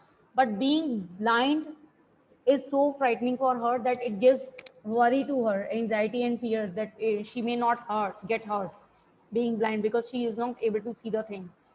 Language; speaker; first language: English; non-native, local second language; Hindi